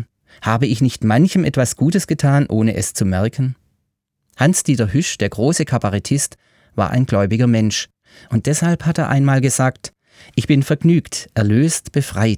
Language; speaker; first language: German; native; German